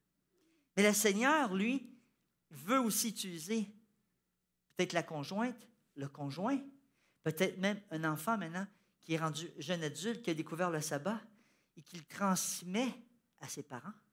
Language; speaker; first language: French; native; French